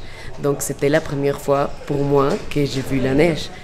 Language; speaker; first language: French; non-native, fluent; Spanish